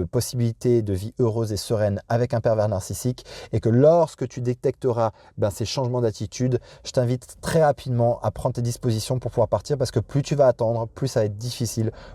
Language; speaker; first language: French; native; French